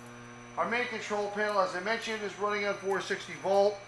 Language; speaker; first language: English; native; English